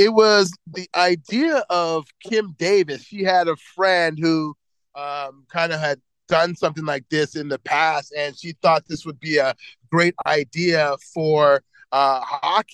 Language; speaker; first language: English; native; English